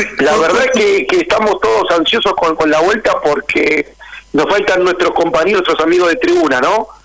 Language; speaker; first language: Spanish; native; Spanish